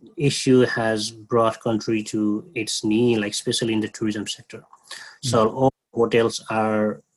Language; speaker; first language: English; non-native, local second language; Nepali